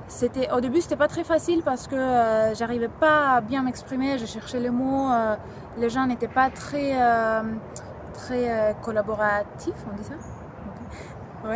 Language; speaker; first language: French; non-native, fluent; Greek